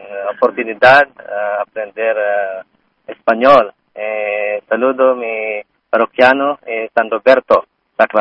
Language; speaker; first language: Spanish; non-native, learner; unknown